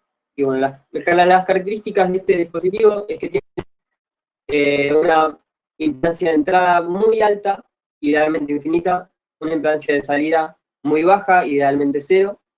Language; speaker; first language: Spanish; native; Spanish